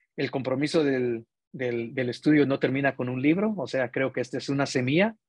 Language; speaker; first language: Spanish; early bilingual, heritage; Spanish